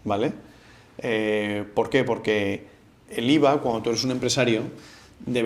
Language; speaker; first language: Spanish; native; Spanish